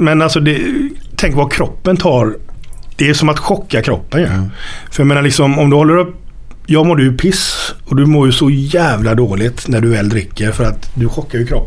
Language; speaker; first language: Swedish; native; Swedish